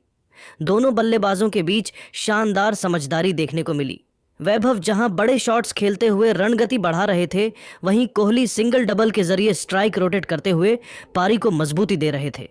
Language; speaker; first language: Hindi; native; Hindi